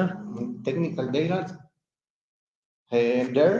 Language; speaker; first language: English; non-native, learner; Spanish